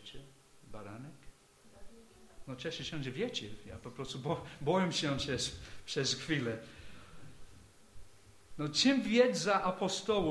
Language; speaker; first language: Polish; non-native, fluent; English